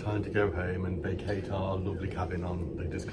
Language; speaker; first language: English; native; English